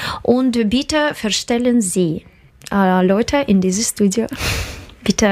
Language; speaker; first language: German; non-native, learner; Russian